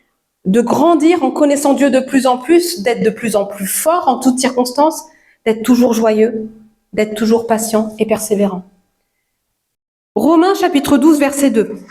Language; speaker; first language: French; native; French